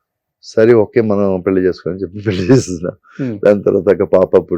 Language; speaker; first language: Telugu; non-native, learner; Malayalam